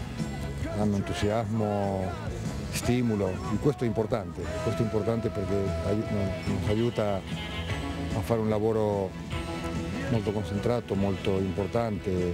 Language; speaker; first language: Italian; non-native, fluent; Spanish